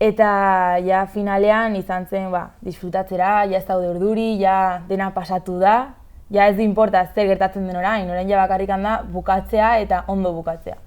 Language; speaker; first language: Basque; non-native, local second language; Spanish